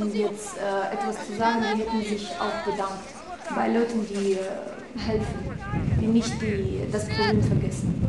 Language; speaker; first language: German; non-native, fluent; Russian